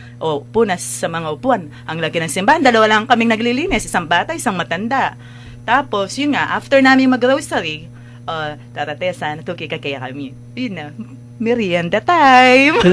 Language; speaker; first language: Filipino; non-native, local second language; Pampanga